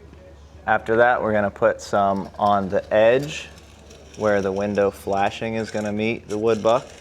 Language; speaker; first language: English; native; English